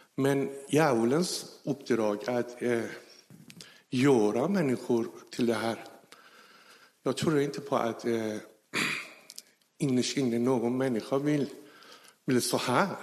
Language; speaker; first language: Swedish; non-native, fluent; Persian